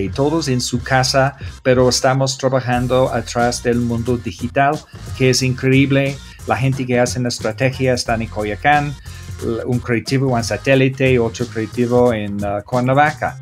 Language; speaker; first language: Spanish; non-native, fluent; English